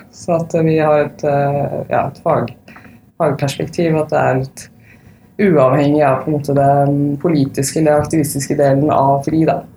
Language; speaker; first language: Norwegian; native; Norwegian